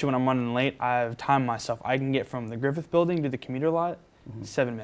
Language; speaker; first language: English; native; English